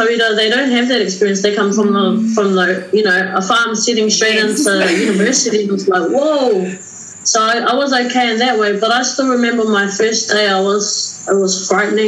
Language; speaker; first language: English; native; English